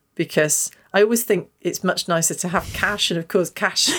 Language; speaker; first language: English; native; English